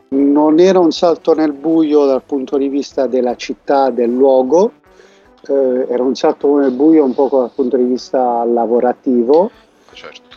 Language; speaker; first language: Italian; native; Italian